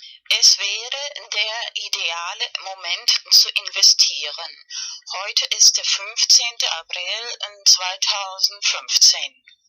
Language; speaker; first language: German; non-native, fluent; Spanish